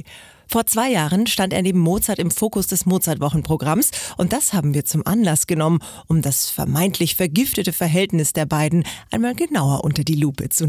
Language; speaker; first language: German; native; German